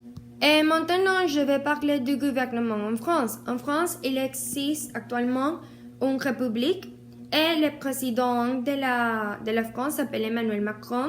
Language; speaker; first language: French; non-native, learner; Spanish